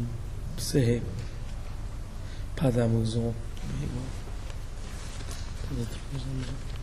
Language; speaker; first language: French; non-native, learner; English